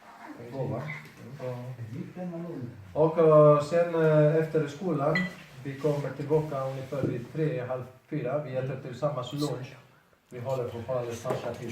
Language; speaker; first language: Swedish; non-native, fluent; Spanish